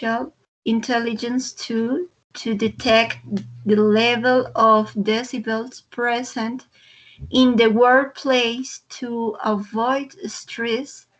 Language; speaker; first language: English; non-native, learner; Spanish